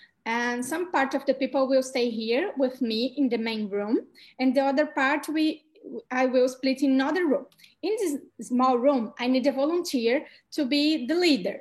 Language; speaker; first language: English; non-native, learner; Portuguese